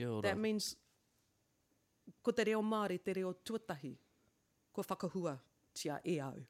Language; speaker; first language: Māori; non-native, local second language; English